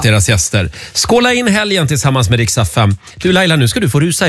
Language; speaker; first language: Swedish; native; Swedish